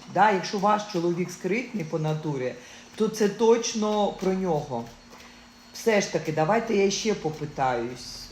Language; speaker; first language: Ukrainian; non-native, local second language; Russian